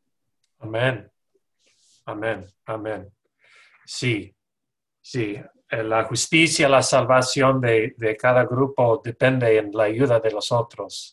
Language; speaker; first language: Spanish; non-native, learner; English